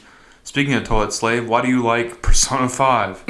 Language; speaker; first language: English; native; English